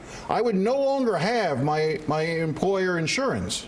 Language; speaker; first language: English; native; English